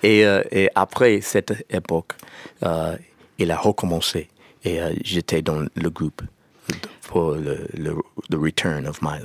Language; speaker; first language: French; non-native, learner; English